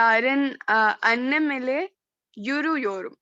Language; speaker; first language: Turkish; non-native, learner; Urdu